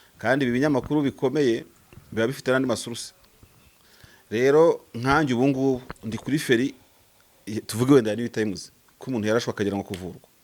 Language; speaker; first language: Kinyarwanda; native; Kinyarwanda